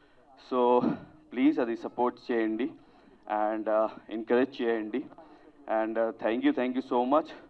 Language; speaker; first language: Telugu; non-native, local second language; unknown